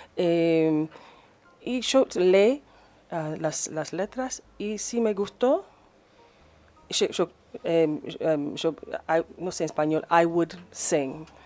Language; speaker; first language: Spanish; non-native, learner; English